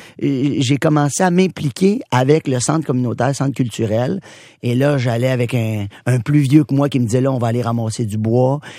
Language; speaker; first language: French; native; French